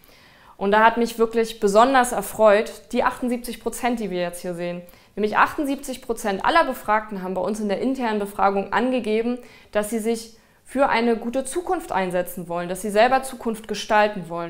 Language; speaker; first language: German; native; German